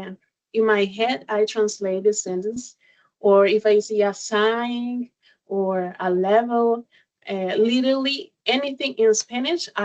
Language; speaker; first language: English; non-native, learner; Spanish